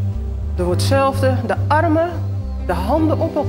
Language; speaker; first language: Dutch; native; Dutch